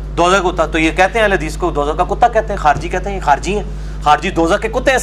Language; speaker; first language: Urdu; non-native, local second language; Punjabi